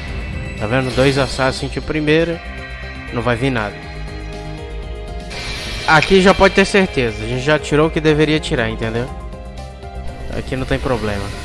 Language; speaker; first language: Portuguese; native; Portuguese